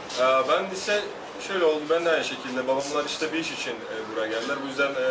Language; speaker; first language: Turkish; non-native, fluent; Slovak